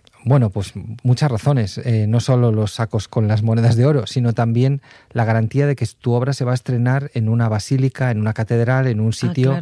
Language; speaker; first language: Spanish; native; Spanish